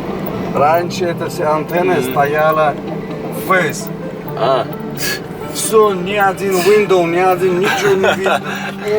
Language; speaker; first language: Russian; non-native, local second language; Turkmen